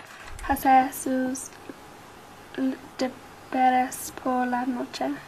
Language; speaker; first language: Spanish; non-native, learner; English